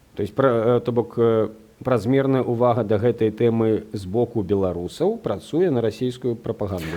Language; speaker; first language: Belarusian; non-native, local second language; Russian